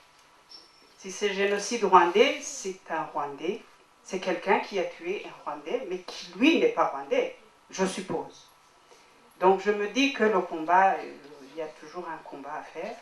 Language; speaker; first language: French; non-native, local second language; Kinyarwanda